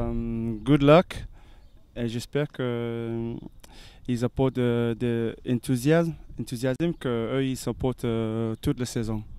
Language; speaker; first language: French; non-native, learner; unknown